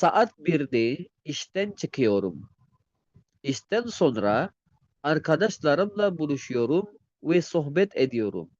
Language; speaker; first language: Turkish; non-native, fluent; Indonesian